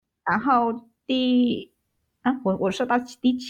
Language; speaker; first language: Chinese; non-native, fluent; Vietnamese